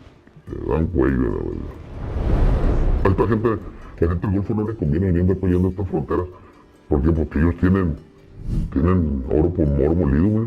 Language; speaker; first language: Spanish; native; Spanish